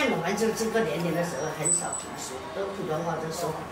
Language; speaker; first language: Chinese; non-native, local second language; Min Nan Chinese